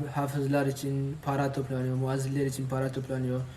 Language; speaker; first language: Turkish; non-native, fluent; Oromo